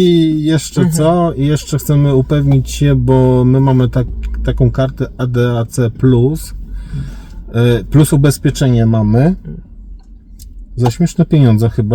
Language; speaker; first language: Polish; native; Polish